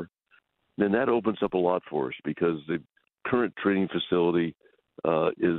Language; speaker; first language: English; native; English